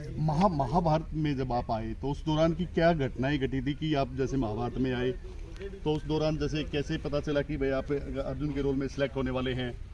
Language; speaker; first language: Hindi; native; Hindi